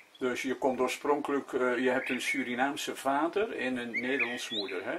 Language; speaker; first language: Dutch; native; Dutch